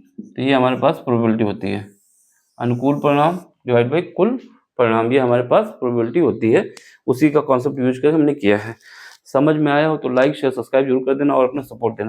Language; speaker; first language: Hindi; native; Hindi